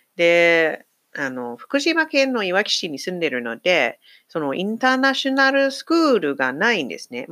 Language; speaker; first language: Japanese; non-native, fluent; English